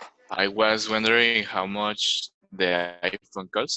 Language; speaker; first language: English; non-native, learner; Spanish